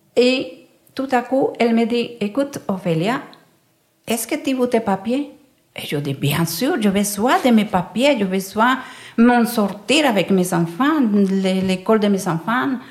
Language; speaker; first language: French; non-native, learner; Spanish